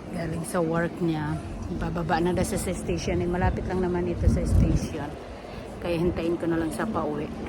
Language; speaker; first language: Filipino; non-native, local second language; Hiligaynon